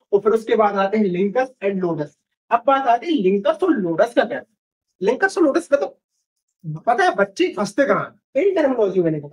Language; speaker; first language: Hindi; native; Hindi